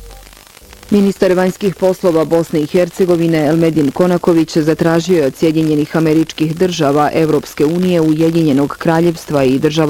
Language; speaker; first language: Bosnian; native; Bosnian